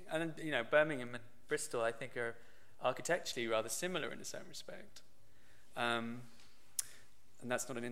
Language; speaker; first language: English; native; English